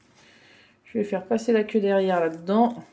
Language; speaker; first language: French; native; French